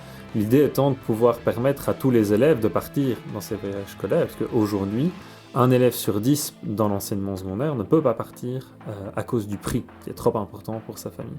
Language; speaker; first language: French; native; French